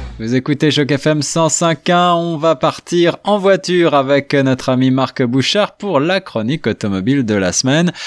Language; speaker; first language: French; native; French